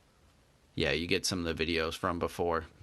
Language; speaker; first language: English; native; English